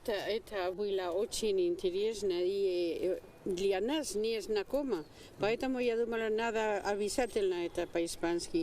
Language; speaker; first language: Russian; non-native, learner; Spanish